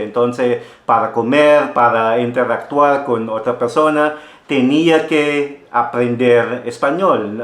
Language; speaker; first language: Spanish; non-native, fluent; Filipino